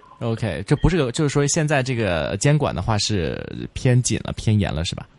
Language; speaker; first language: Chinese; non-native, local second language; Cantonese